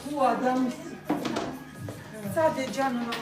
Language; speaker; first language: Turkish; non-native, fluent; Russian